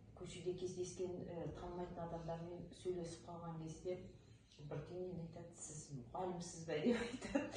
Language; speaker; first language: Kazakh; non-native, local second language; Ukrainian